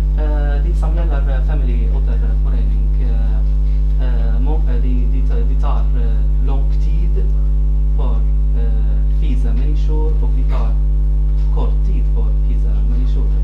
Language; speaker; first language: Swedish; non-native, fluent; Arabic